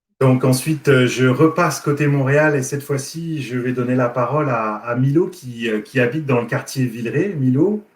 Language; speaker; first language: French; native; French